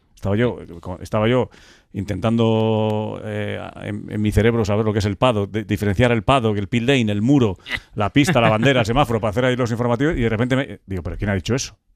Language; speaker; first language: Spanish; native; Spanish